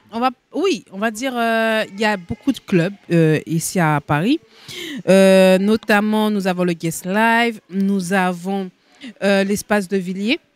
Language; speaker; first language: French; non-native, local second language; Haitian Creole